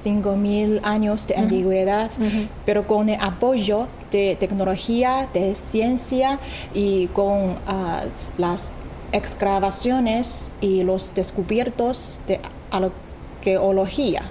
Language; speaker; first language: Spanish; non-native, fluent; Chinese